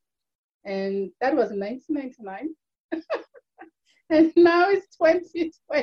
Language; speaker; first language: English; non-native, local second language; Shona